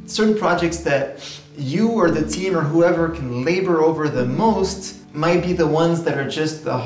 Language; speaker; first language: English; native; English